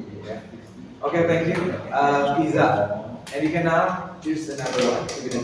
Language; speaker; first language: English; non-native, fluent; Indonesian